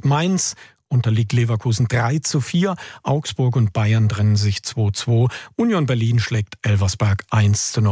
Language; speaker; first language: German; native; German